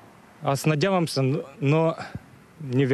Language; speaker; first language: Bulgarian; non-native, learner; Ukrainian